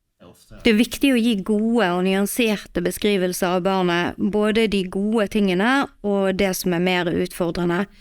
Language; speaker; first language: Norwegian; native; Norwegian